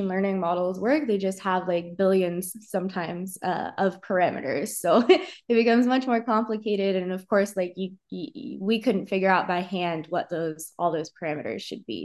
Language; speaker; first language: English; native; English